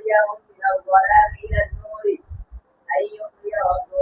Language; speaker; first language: Arabic; non-native, learner; Bangla